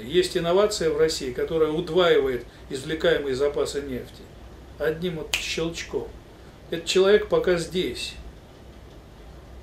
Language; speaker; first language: Russian; native; Russian